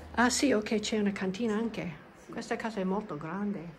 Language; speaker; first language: Italian; non-native, learner; English